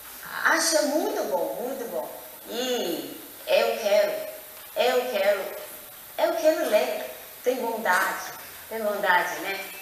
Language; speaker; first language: Portuguese; non-native, learner; Chinese